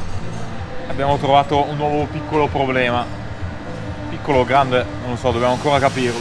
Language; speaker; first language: Italian; native; Italian